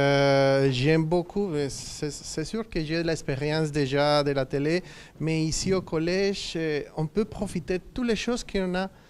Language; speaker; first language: French; non-native, fluent; Spanish